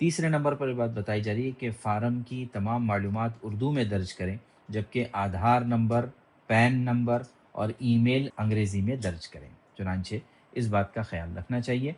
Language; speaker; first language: Urdu; native; Urdu